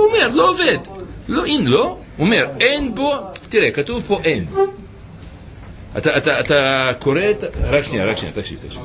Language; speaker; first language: Hebrew; native; Hebrew